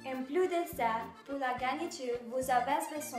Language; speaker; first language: French; non-native, learner; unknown